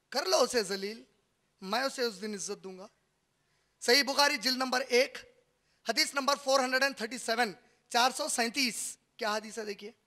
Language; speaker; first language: Hindi; native; Hindi